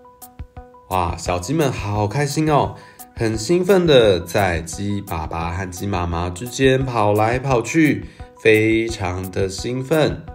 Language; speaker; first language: Chinese; native; Chinese